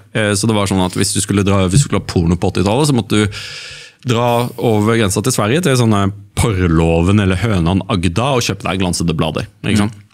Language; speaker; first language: Norwegian; native; Norwegian